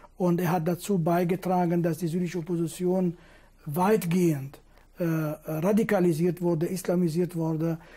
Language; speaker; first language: German; non-native, fluent; Kurdish